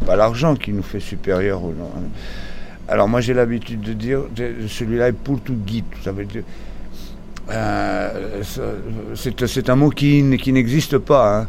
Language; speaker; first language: French; non-native, fluent; Portuguese